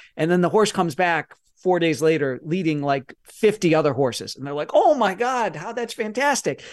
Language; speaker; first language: English; native; English